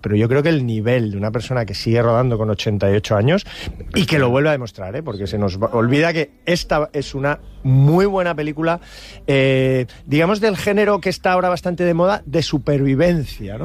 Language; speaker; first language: Spanish; native; Spanish